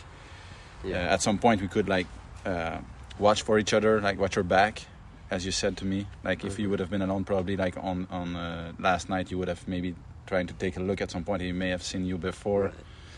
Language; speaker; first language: English; non-native, fluent; French